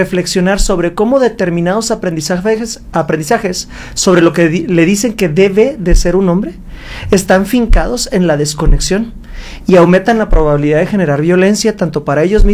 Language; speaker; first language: Spanish; native; Spanish